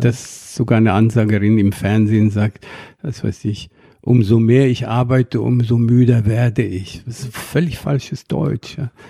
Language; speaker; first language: German; non-native, fluent; Arabic